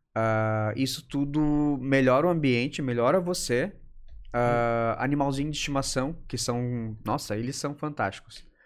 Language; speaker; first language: Portuguese; native; Portuguese